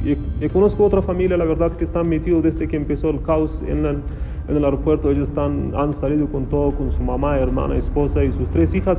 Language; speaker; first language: Spanish; non-native, fluent; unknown